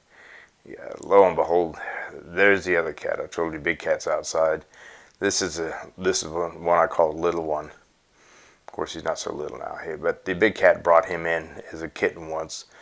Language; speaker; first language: English; native; English